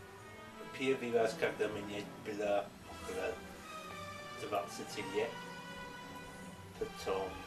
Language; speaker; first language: Russian; non-native, learner; English